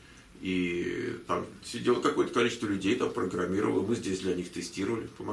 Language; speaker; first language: Russian; native; Russian